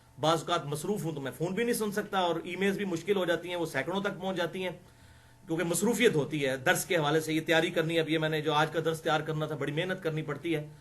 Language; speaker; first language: Urdu; non-native, local second language; Punjabi